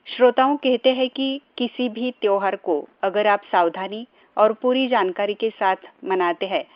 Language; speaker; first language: Hindi; non-native, local second language; Marathi